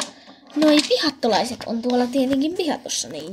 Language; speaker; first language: Finnish; native; Finnish